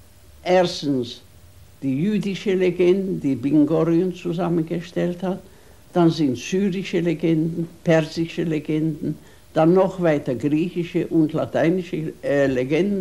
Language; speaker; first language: German; non-native, fluent; Hungarian